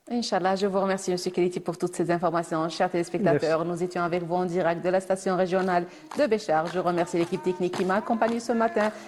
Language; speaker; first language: French; non-native, local second language; Arabic